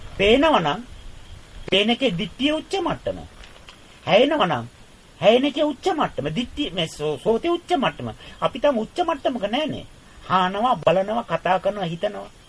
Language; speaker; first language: Sinhala; non-native, fluent; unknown